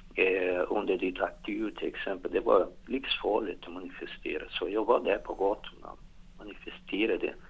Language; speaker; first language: Swedish; non-native, fluent; Portuguese